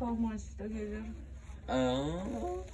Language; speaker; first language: English; non-native, learner; Russian